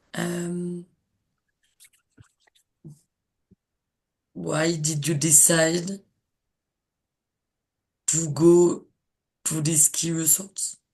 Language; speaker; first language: English; non-native, learner; French